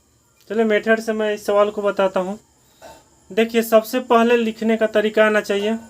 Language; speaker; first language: Hindi; native; Hindi